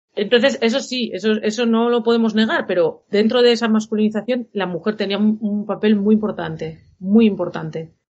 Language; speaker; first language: Spanish; native; Spanish